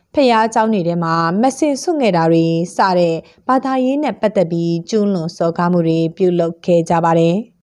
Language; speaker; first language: Burmese; native; Burmese